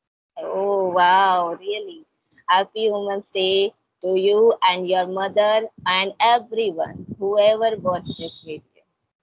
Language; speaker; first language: English; non-native, local second language; Hindi